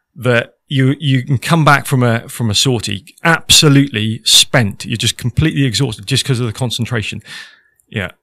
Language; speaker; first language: English; native; English